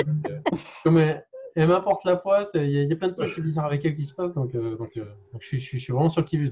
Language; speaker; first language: French; native; French